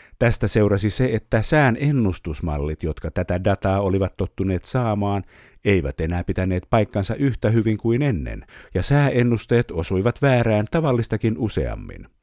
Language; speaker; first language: Finnish; native; Finnish